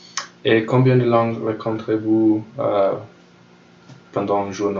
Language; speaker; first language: French; non-native, learner; English